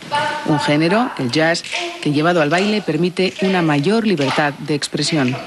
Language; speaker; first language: Spanish; native; Spanish